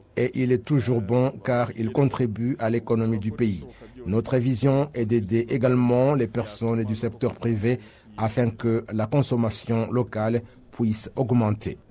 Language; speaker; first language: French; non-native, local second language; Kinyarwanda